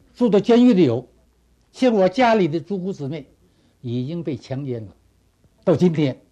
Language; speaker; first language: Chinese; native; Chinese